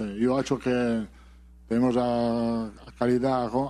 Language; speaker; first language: Portuguese; non-native, learner; Spanish